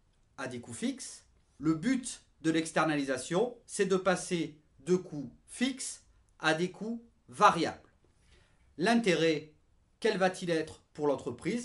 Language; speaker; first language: French; native; French